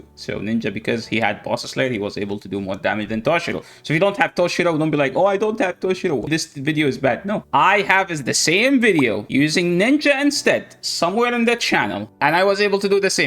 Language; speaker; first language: English; non-native, fluent; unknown